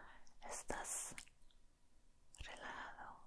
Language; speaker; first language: Spanish; non-native, learner; English